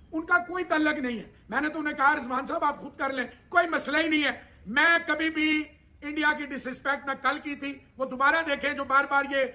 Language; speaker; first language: Urdu; native; Urdu